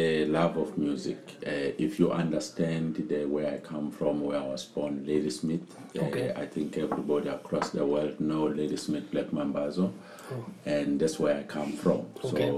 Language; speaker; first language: English; non-native, local second language; Zulu